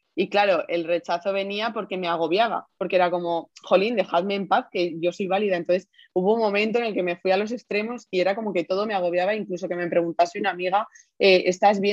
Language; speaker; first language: Spanish; native; Spanish